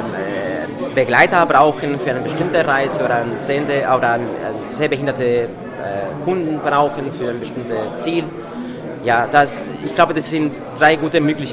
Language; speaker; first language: German; non-native, fluent; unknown